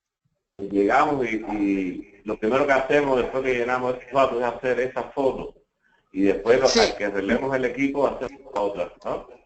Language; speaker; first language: Spanish; native; Spanish